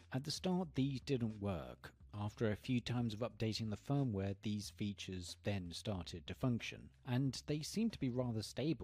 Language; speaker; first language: English; native; English